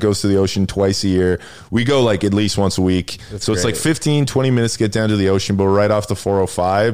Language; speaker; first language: English; native; English